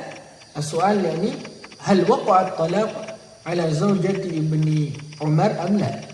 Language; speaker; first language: Arabic; non-native, learner; Indonesian